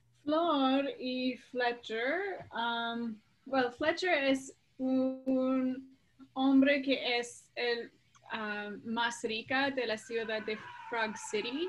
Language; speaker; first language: Spanish; non-native, learner; English